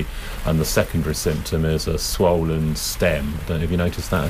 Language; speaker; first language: English; native; English